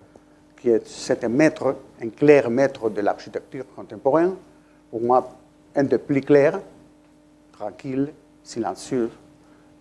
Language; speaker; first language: French; non-native, fluent; Spanish